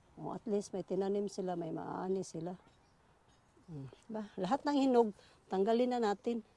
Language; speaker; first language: Filipino; non-native, local second language; Cebuano